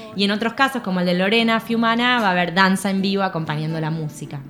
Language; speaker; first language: Spanish; native; Spanish